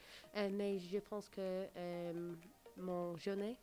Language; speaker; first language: French; non-native, learner; English